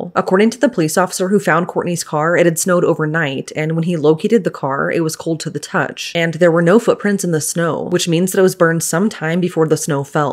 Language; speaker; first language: English; native; English